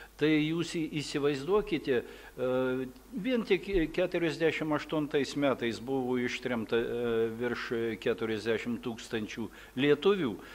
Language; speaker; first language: Lithuanian; early bilingual, heritage; Lithuanian